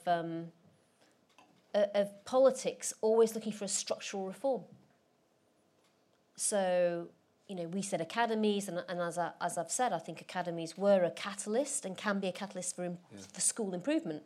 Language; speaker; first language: English; native; English